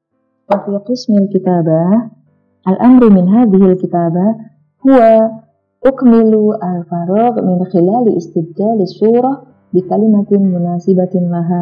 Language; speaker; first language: Arabic; non-native, fluent; Indonesian